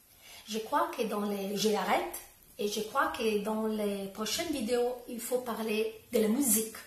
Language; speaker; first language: French; non-native, learner; Italian